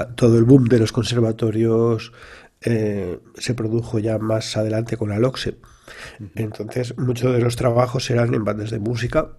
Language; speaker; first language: Spanish; native; Spanish